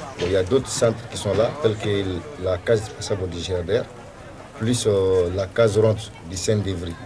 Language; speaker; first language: French; non-native, local second language; Soninke